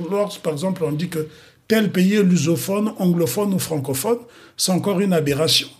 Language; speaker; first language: French; non-native, local second language; Kongo